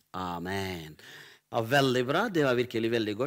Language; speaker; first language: Norwegian; non-native, fluent; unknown